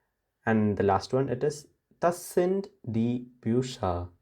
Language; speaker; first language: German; non-native, fluent; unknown